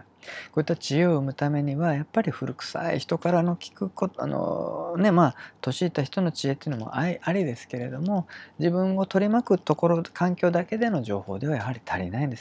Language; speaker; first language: Japanese; native; Japanese